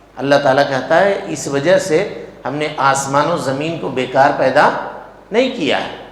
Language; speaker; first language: Urdu; native; Urdu